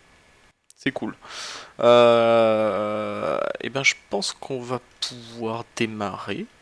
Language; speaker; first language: French; native; French